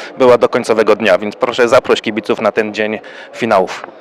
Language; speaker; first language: Polish; native; Polish